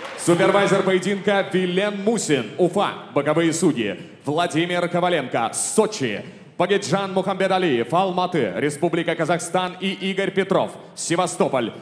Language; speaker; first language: Russian; native; Russian